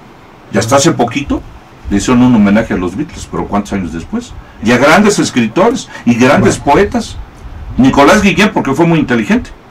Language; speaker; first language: Spanish; native; Spanish